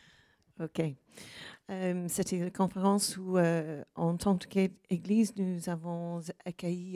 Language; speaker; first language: French; non-native, learner; English